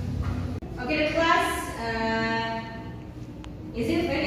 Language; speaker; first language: English; non-native, fluent; Indonesian